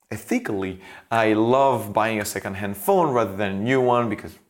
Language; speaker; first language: English; non-native, fluent; French